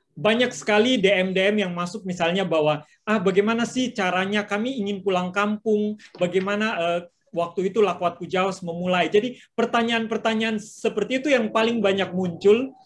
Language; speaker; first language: Indonesian; native; Indonesian